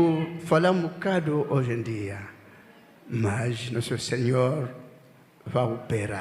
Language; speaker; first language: Portuguese; non-native, learner; Lingala